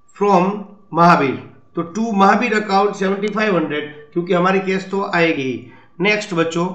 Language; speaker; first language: Hindi; non-native, local second language; Gujarati